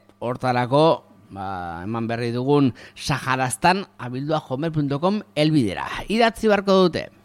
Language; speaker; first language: Basque; native; Basque